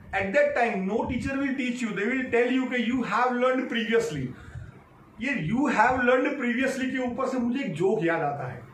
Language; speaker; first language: Hindi; native; Hindi